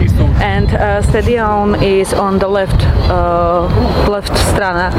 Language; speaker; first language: English; non-native, learner; Slovak